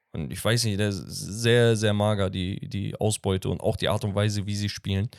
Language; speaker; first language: German; early bilingual, other home language; Turkish